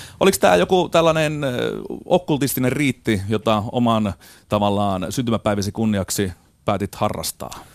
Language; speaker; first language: Finnish; native; Finnish